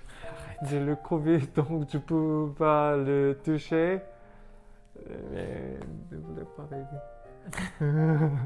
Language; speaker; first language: French; non-native, learner; Korean